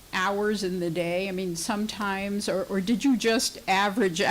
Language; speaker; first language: English; native; English